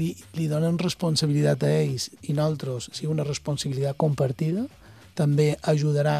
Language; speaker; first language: Catalan; native; Catalan